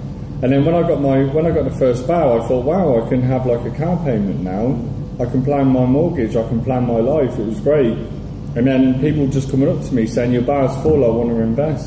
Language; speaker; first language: English; native; English